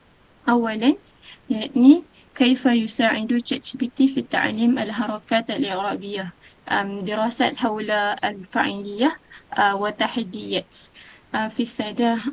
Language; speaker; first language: Arabic; non-native, learner; Malay